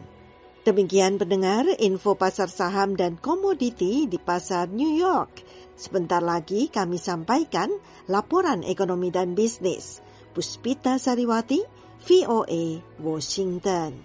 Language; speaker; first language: Indonesian; native; Indonesian